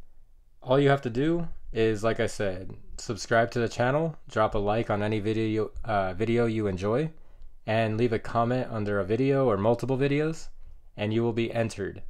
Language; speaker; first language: English; native; English